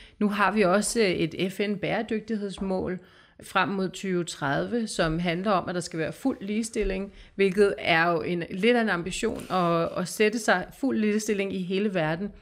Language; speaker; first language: Danish; native; Danish